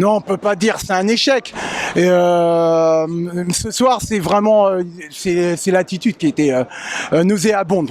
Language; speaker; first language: French; native; French